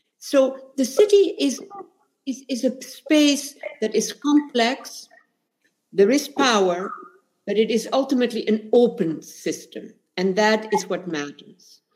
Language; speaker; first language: English; non-native, fluent; Spanish